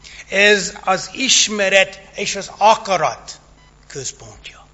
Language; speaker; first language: Hungarian; non-native, fluent; English